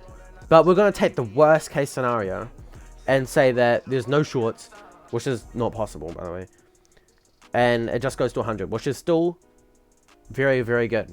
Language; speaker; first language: English; native; English